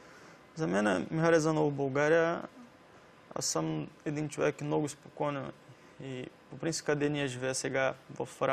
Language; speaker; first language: Bulgarian; non-native, learner; Portuguese